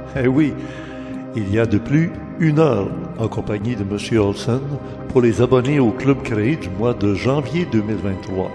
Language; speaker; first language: French; native; French